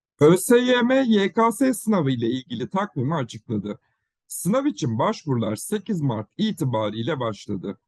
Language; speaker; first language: Turkish; native; Turkish